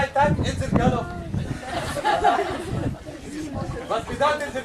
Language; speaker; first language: German; non-native, learner; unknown